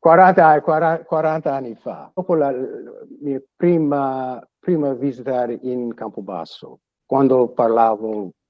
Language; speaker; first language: Italian; early bilingual, other home language; English